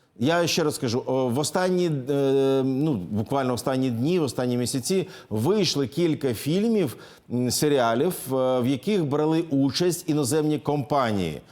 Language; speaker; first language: Ukrainian; native; Ukrainian